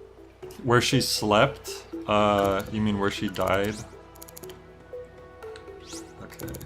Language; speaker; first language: English; native; English